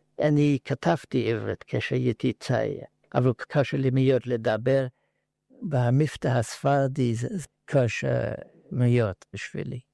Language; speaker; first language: Hebrew; non-native, learner; Yiddish